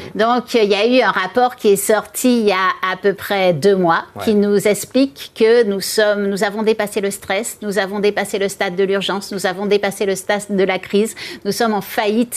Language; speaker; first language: French; native; French